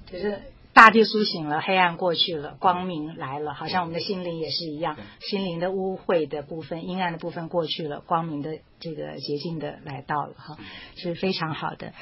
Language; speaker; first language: Chinese; native; Chinese